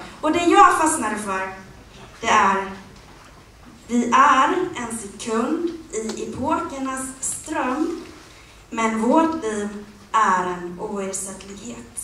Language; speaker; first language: Swedish; native; Swedish